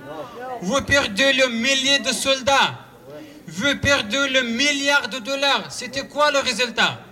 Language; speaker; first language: French; non-native, learner; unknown